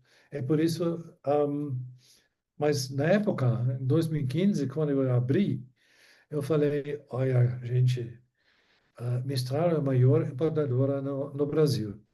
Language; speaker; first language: Portuguese; non-native, fluent; German